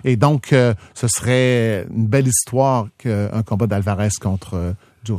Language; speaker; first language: French; native; French